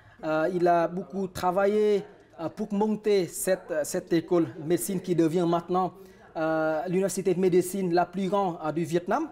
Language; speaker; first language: French; non-native, fluent; Vietnamese